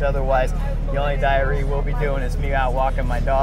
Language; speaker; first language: English; native; English